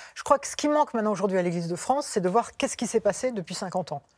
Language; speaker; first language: French; native; French